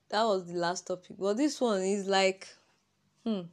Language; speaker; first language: English; non-native, local second language; Yoruba